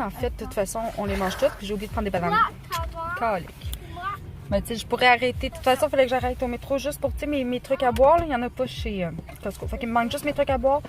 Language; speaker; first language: French; native; French